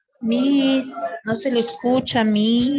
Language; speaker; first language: Spanish; native; Spanish